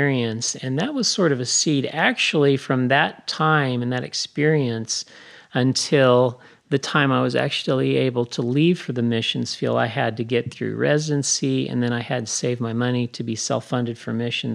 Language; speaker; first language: English; native; English